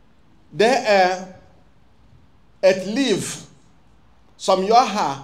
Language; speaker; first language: Swedish; non-native, fluent; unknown